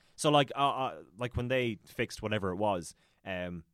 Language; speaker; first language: English; native; English